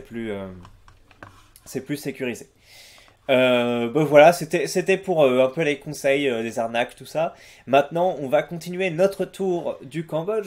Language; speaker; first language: French; native; French